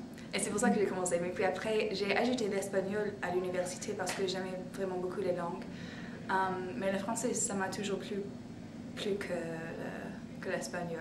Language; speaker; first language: French; non-native, fluent; English